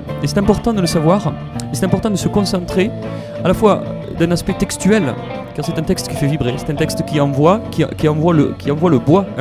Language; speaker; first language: French; native; French